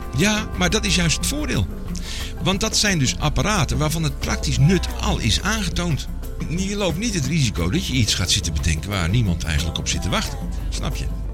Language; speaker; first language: Dutch; native; Dutch